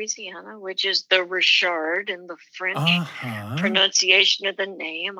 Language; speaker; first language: English; native; English